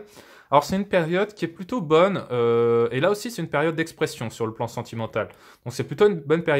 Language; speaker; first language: French; native; French